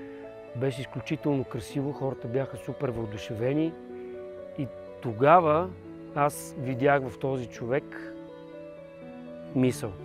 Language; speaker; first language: Bulgarian; native; Bulgarian